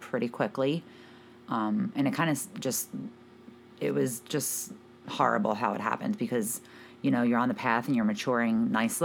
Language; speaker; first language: English; native; English